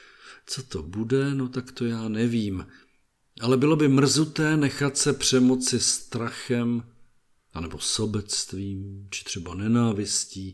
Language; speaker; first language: Czech; native; Czech